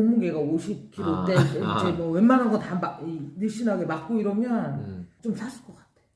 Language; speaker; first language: Korean; native; Korean